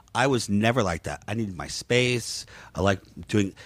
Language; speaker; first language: English; native; English